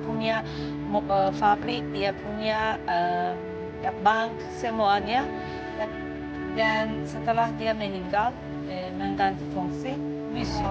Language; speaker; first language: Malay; non-native, fluent; Turkish